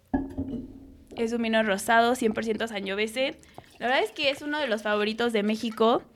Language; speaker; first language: Spanish; native; Spanish